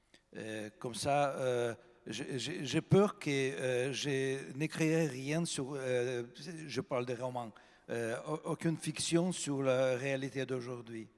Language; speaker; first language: French; non-native, fluent; Russian